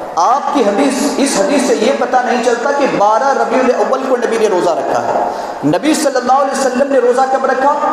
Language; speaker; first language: Urdu; native; Urdu